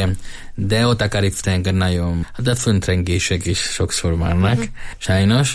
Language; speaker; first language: Hungarian; non-native, learner; Spanish